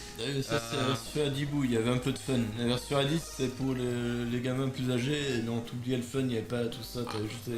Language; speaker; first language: French; native; French